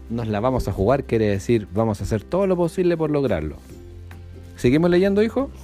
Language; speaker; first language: Spanish; native; Spanish